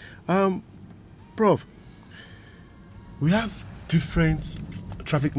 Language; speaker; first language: English; non-native, local second language; Yoruba